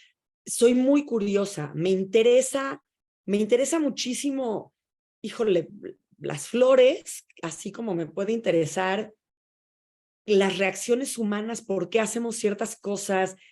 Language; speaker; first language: Spanish; native; Spanish